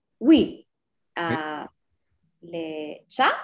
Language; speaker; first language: French; non-native, learner; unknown